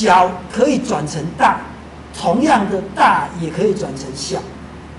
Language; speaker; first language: Chinese; native; Chinese